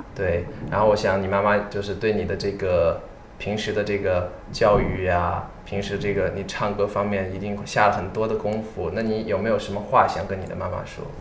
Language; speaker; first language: Chinese; native; Chinese